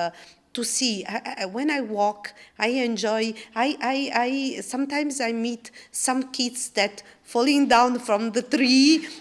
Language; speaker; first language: English; non-native, learner; Italian